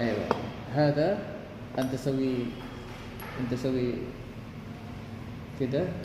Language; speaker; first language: Arabic; non-native, learner; Filipino